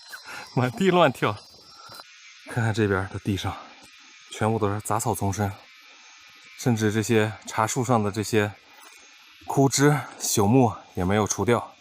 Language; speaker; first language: Chinese; native; Chinese